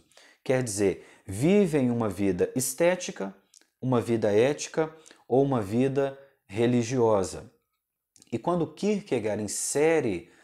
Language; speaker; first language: Portuguese; native; Portuguese